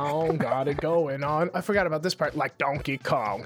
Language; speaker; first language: English; native; English